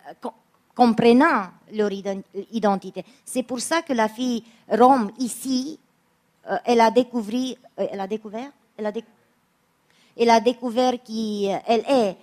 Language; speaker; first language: French; non-native, fluent; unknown